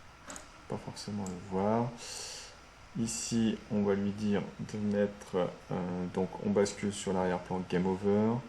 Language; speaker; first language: French; native; French